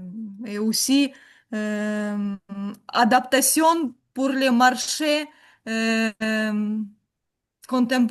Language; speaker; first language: French; non-native, learner; Ukrainian